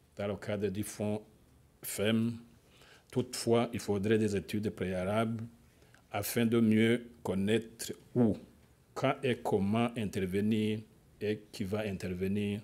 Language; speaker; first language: French; non-native, local second language; Rundi